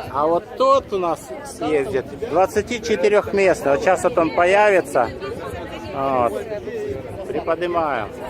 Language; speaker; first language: Russian; native; Russian